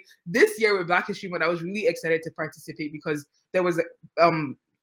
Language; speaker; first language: English; non-native, local second language; Yoruba